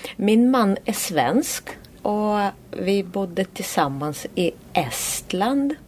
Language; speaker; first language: Swedish; non-native, fluent; Russian